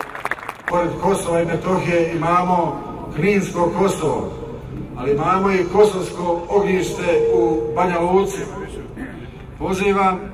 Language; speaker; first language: Bosnian; native; Bosnian